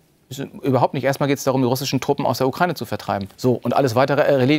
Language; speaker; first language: German; native; German